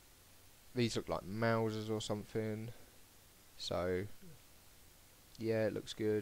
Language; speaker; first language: English; native; English